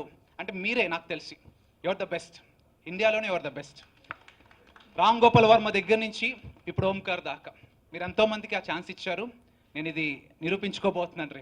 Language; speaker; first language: Telugu; native; Telugu